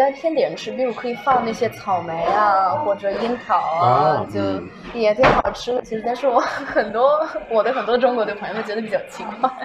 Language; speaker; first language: Chinese; non-native, fluent; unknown